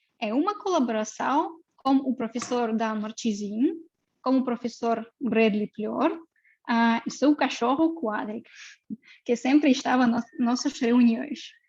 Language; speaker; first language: Portuguese; non-native, fluent; Russian